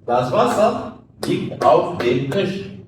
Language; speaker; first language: German; non-native, fluent; Arabic